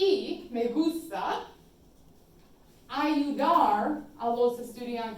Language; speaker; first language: Spanish; non-native, fluent; English